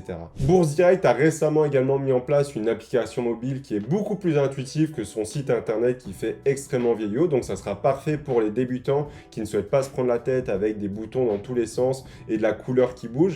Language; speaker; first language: French; native; French